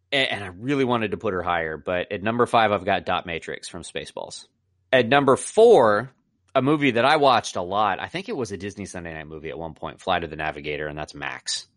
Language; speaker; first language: English; native; English